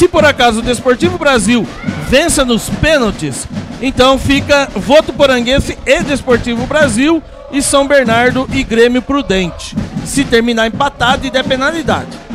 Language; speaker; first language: Portuguese; native; Portuguese